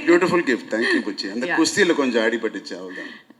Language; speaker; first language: Tamil; non-native, local second language; Telugu